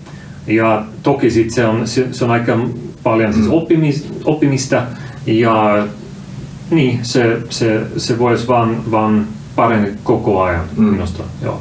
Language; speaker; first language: Finnish; non-native, fluent; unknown